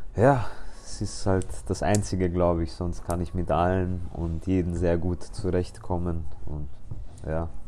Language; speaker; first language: German; early bilingual, other home language; Polish